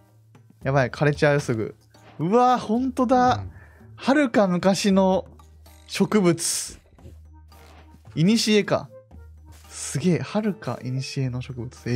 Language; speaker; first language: Japanese; native; Japanese